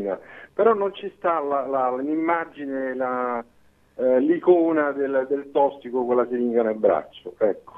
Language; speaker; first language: Italian; native; Italian